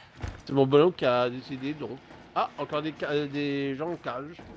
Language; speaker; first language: French; native; French